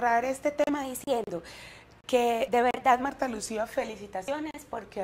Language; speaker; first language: Spanish; native; Spanish